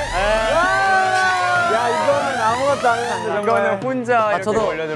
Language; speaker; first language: Korean; native; Korean